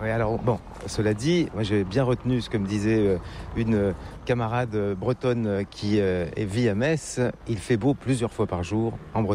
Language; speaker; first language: French; native; French